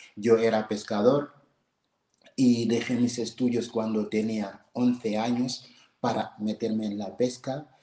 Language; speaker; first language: Spanish; non-native, fluent; Wolof